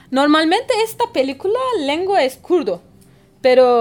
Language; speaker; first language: Spanish; non-native, learner; Kurdish